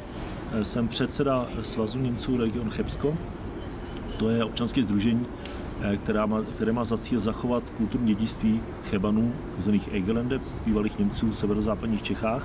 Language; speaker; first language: German; native; German